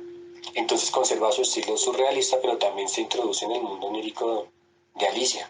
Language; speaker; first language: Spanish; native; Spanish